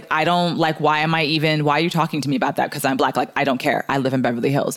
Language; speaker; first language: English; native; English